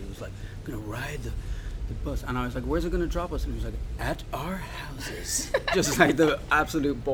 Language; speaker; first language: English; native; English